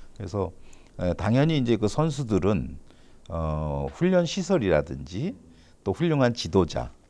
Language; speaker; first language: Korean; native; Korean